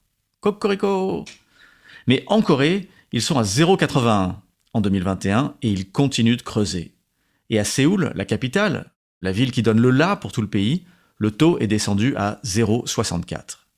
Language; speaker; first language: French; native; French